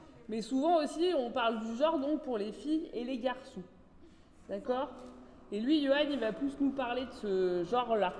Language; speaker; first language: French; native; French